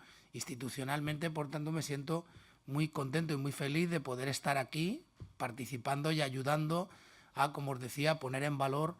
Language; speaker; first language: Spanish; native; Spanish